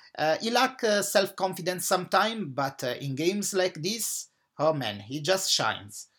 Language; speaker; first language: English; non-native, fluent; Italian